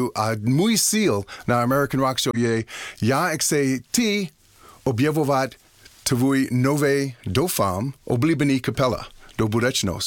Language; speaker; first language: Czech; non-native, learner; English